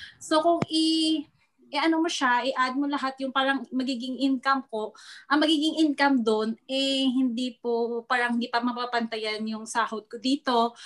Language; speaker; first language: Filipino; non-native, local second language; Hiligaynon